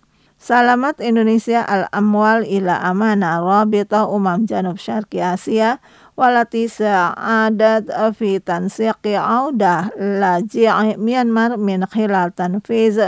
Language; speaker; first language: Arabic; non-native, fluent; Indonesian